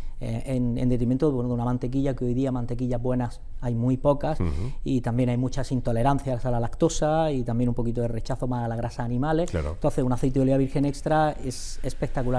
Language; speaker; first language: Spanish; native; Spanish